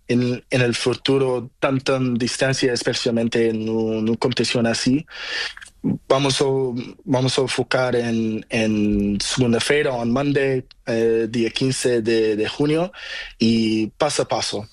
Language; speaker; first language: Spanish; non-native, learner; Portuguese